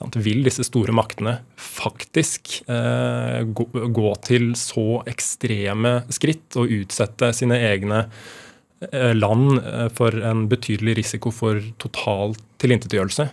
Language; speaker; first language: Norwegian; native; Norwegian